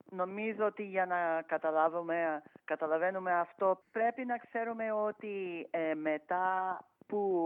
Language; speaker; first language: Greek; non-native, fluent; English